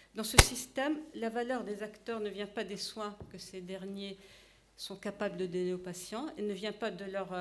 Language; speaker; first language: French; non-native, local second language; Arabic